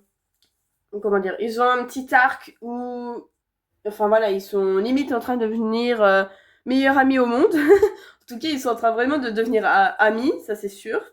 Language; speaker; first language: French; native; French